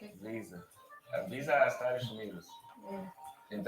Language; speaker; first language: Portuguese; non-native, learner; English